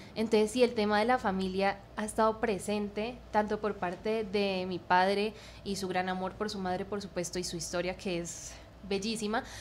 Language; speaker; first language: Spanish; native; Spanish